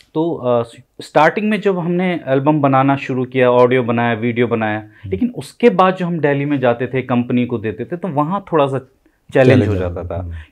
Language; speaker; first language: Hindi; native; Hindi